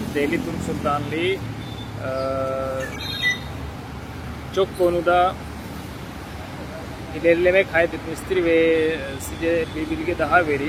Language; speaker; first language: Turkish; non-native, fluent; Hindi